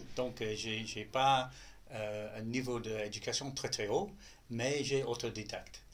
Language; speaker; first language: French; non-native, learner; English